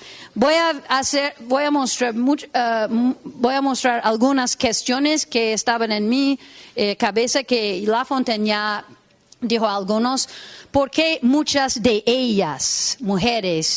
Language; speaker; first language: Spanish; non-native, fluent; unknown